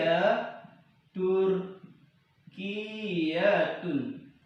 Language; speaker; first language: Arabic; non-native, fluent; Indonesian